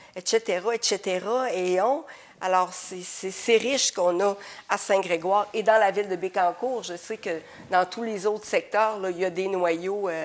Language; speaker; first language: French; native; French